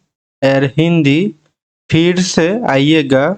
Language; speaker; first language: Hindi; non-native, learner; Bangla